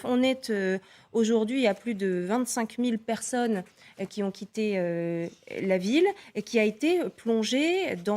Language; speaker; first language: French; native; French